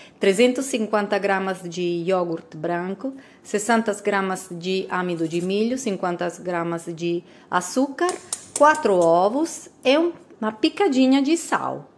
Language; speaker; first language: Portuguese; non-native, fluent; Italian